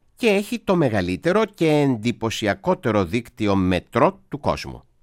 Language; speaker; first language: Greek; native; Greek